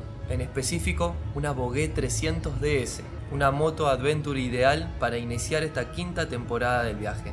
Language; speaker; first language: Spanish; native; Spanish